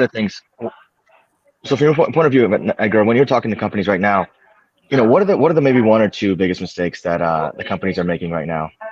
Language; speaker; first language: English; native; English